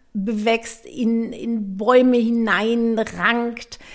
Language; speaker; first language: German; native; German